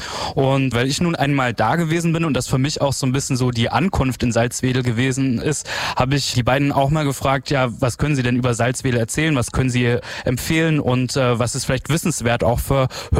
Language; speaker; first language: German; native; German